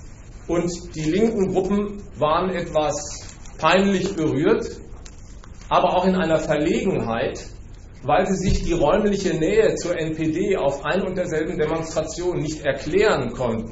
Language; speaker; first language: German; native; German